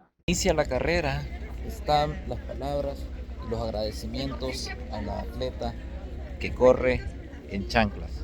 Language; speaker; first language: Spanish; native; Spanish